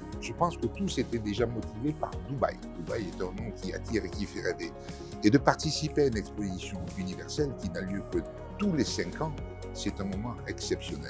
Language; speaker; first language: French; native; French